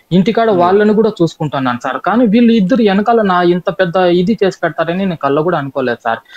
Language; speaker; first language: Telugu; native; Telugu